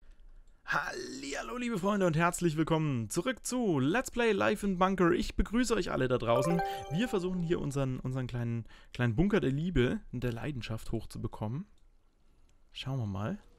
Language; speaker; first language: German; native; German